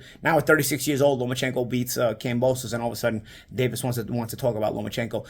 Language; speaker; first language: English; native; English